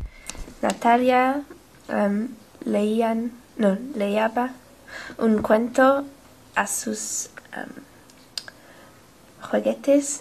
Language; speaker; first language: Spanish; non-native, learner; English